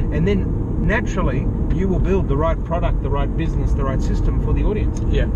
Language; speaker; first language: English; native; English